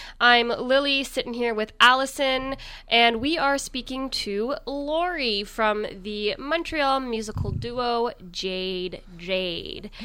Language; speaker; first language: English; native; English